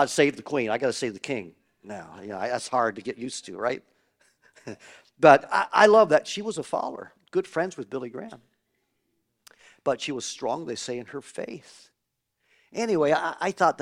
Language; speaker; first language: English; native; English